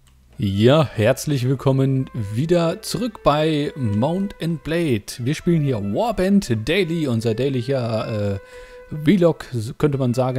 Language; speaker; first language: German; native; German